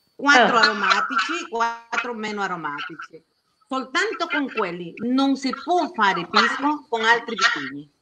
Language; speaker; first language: Italian; non-native, fluent; Spanish